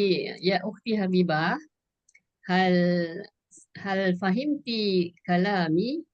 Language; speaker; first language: Arabic; non-native, learner; Malay